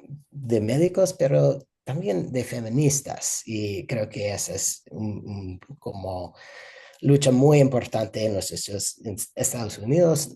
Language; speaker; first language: Spanish; non-native, fluent; English